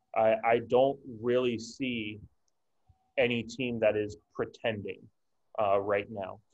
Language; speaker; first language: English; native; English